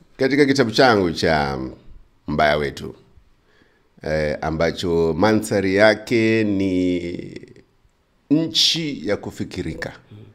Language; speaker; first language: Swahili; native; Swahili